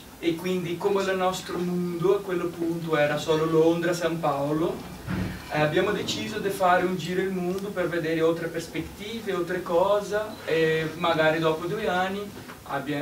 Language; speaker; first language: Italian; non-native, learner; Portuguese